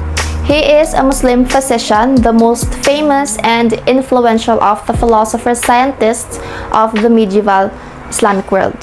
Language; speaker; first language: English; non-native, local second language; Filipino